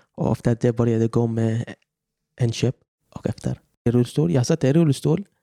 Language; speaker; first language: Swedish; non-native, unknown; Arabic